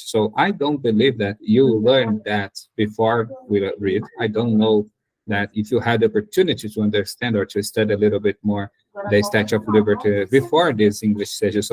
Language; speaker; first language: English; non-native, learner; Portuguese